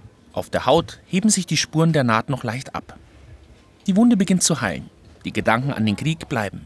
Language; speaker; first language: German; native; German